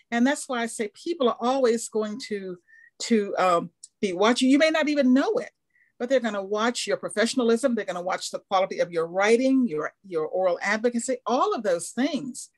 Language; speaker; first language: English; native; English